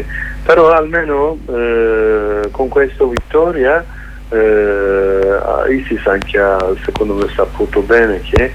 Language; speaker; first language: Italian; non-native, learner; Kurdish